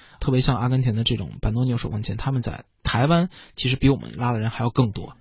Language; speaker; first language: Chinese; native; Chinese